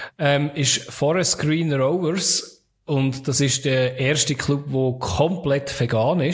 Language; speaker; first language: German; native; German